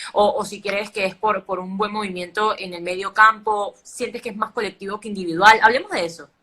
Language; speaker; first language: Spanish; native; Spanish